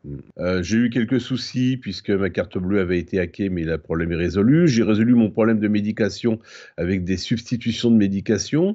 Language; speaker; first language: French; native; French